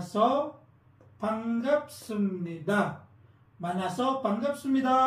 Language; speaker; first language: Korean; non-native, learner; Filipino